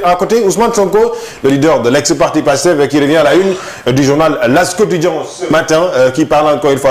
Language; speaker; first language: French; non-native, local second language; Wolof